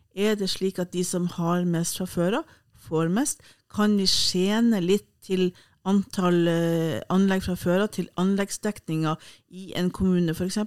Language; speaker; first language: Norwegian; native; Norwegian